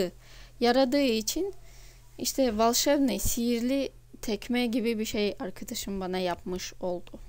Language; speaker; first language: Turkish; non-native, fluent; Russian